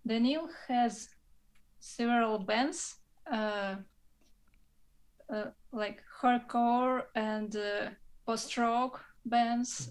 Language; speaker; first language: English; non-native, fluent; Russian